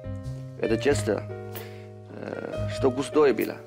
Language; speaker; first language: Russian; non-native, learner; Chinese